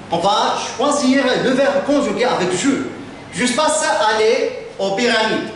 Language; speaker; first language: French; non-native, fluent; Arabic